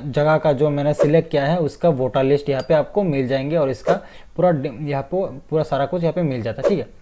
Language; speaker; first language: Hindi; non-native, fluent; Bangla